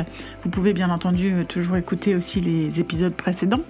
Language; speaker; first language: French; native; French